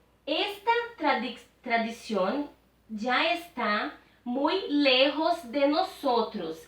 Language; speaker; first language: Spanish; non-native, fluent; Portuguese